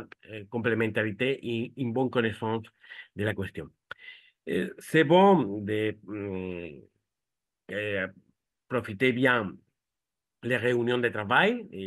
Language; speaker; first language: French; non-native, fluent; Spanish